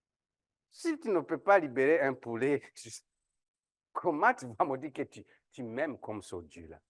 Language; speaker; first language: French; non-native, local second language; Kinyarwanda